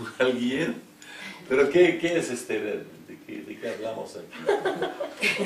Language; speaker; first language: Spanish; non-native, fluent; French